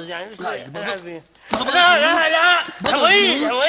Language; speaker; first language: Arabic; native; Arabic